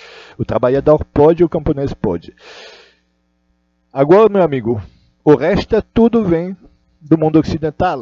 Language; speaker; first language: Portuguese; non-native, learner; Russian